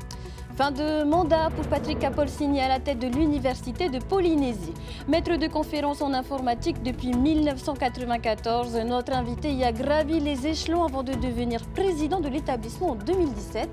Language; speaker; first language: French; native; French